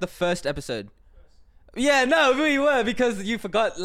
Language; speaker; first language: English; non-native, local second language; Sinhala